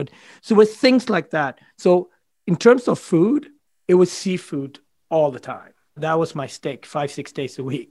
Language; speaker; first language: English; non-native, fluent; Swedish